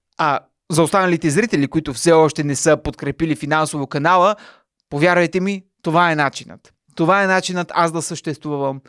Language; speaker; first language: Bulgarian; native; Bulgarian